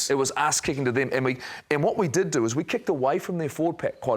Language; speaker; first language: English; native; English